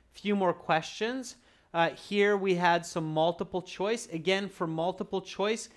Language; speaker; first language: English; native; English